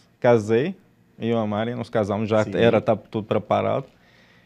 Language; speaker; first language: Portuguese; non-native, fluent; Arabic